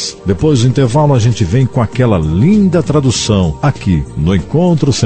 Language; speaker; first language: Portuguese; native; Portuguese